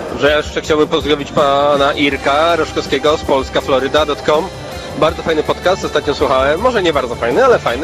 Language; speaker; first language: Polish; native; Polish